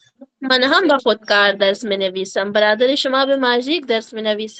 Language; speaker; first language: Persian; non-native, learner; Urdu